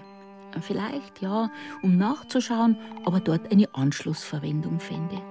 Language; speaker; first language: German; native; German